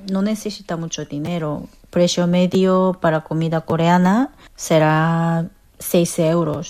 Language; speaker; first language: Spanish; non-native, fluent; Korean